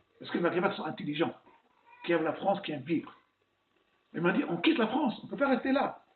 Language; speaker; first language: French; non-native, local second language; Arabic